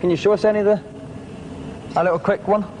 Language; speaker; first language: English; native; English